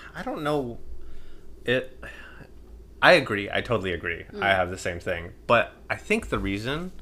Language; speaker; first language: English; native; English